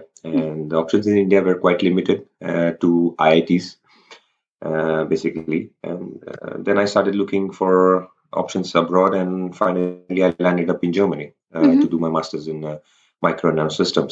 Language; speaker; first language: English; non-native, local second language; Rajasthani